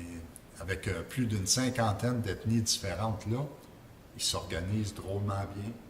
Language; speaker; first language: French; native; French